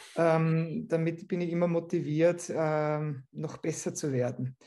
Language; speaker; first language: German; native; German